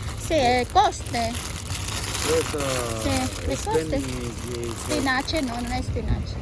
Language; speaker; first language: Italian; non-native, learner; Filipino